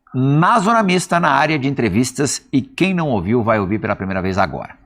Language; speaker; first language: Portuguese; native; Portuguese